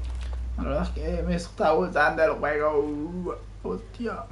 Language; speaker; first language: Spanish; native; Spanish